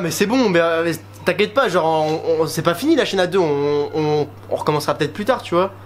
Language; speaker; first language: French; native; French